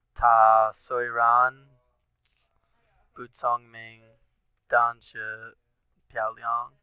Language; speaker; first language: Chinese; non-native, learner; English